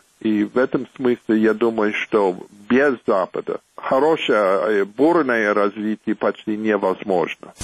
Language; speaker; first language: Russian; non-native, fluent; English